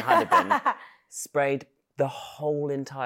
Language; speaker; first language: English; native; English